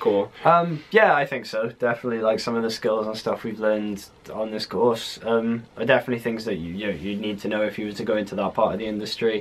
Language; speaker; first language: English; native; English